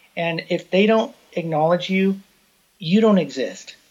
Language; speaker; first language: English; native; English